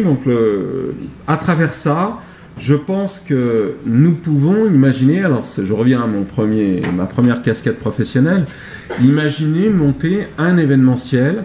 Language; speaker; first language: French; native; French